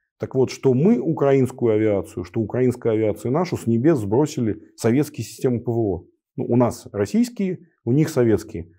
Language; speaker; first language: Russian; native; Russian